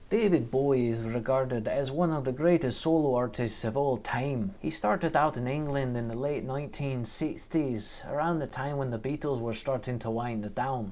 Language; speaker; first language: English; native; English